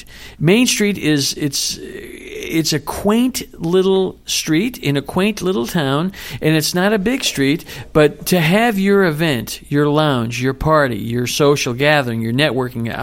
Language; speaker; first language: English; native; English